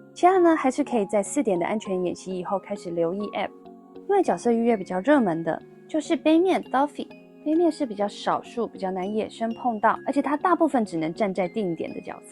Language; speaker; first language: Chinese; native; Chinese